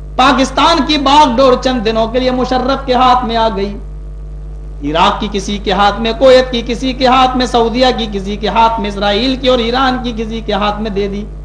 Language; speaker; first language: Urdu; native; Urdu